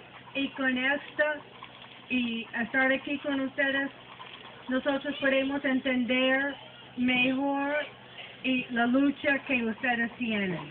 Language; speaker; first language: Spanish; non-native, learner; English